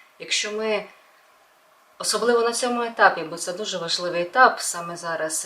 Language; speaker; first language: Ukrainian; non-native, local second language; Russian